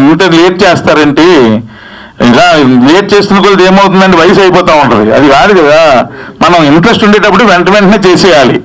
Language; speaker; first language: Telugu; native; Telugu